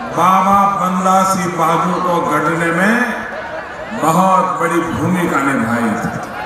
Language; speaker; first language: Hindi; non-native, local second language; Gujarati